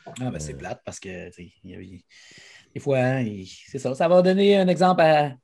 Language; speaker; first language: French; native; French